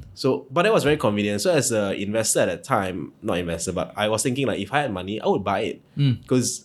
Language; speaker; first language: English; non-native, local second language; Cantonese